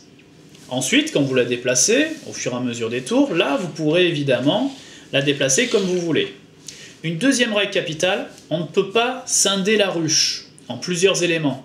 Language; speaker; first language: French; native; French